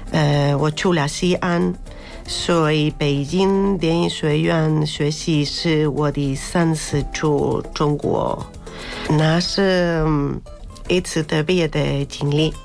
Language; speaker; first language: Chinese; non-native, fluent; Spanish